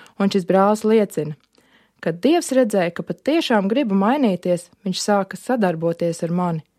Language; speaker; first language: Latvian; native; Latvian